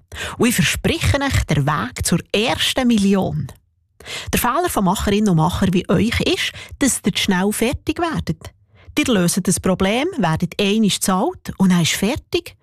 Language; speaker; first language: German; native; German